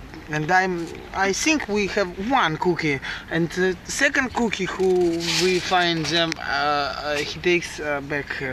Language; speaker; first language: English; non-native, learner; Russian